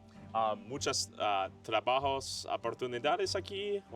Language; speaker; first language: Spanish; non-native, learner; English